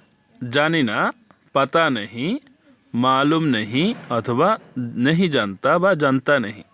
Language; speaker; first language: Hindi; non-native, fluent; Bangla